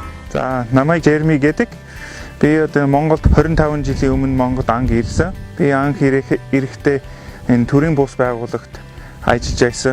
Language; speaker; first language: Mongolian; non-native, fluent; English